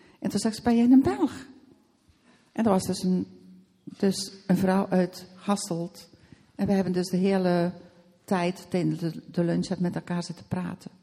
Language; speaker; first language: Dutch; native; Dutch